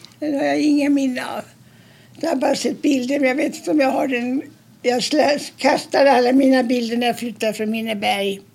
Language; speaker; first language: Swedish; early bilingual, other home language; German